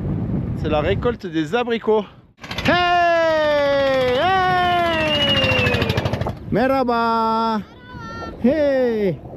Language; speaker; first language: French; native; French